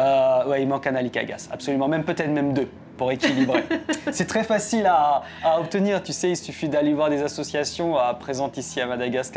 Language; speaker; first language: French; native; French